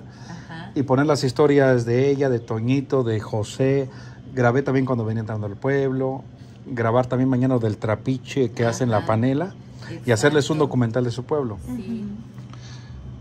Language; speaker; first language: Spanish; native; Spanish